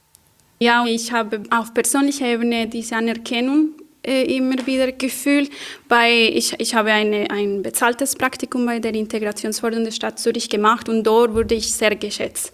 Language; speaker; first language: German; non-native, fluent; Spanish